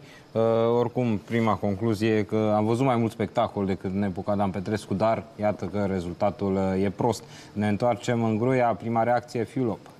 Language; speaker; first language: Romanian; native; Romanian